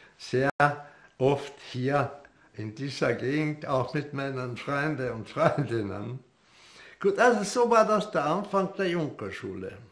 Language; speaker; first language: German; native; German